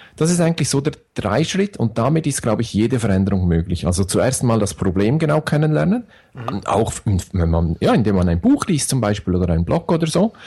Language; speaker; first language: German; native; German